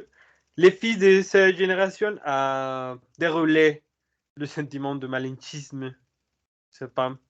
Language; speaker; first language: French; non-native, learner; Spanish